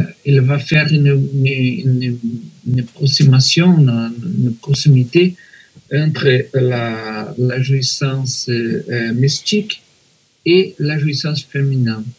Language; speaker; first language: French; non-native, fluent; Portuguese